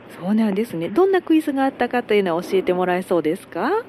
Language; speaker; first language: Japanese; native; Japanese